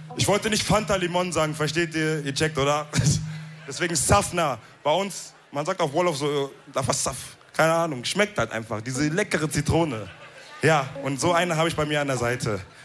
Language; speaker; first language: German; early bilingual, other home language; Wolof